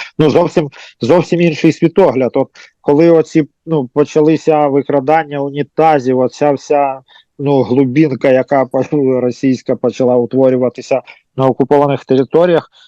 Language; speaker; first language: Ukrainian; native; Ukrainian